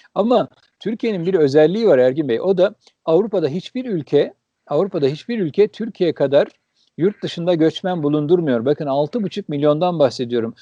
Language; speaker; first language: Turkish; early bilingual, heritage; Turkish